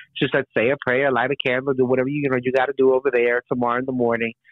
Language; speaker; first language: English; native; English